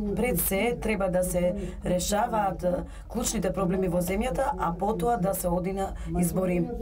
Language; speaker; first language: Macedonian; non-native, local second language; Albanian